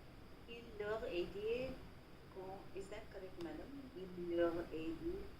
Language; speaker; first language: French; non-native, learner; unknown